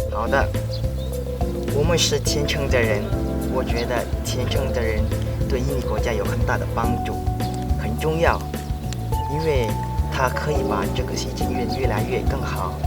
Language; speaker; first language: Chinese; non-native, learner; Indonesian